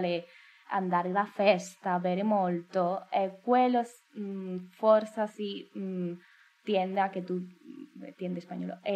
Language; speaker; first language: Italian; non-native, learner; Spanish